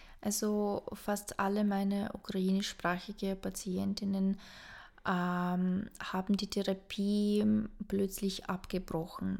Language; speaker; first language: German; non-native, fluent; Ukrainian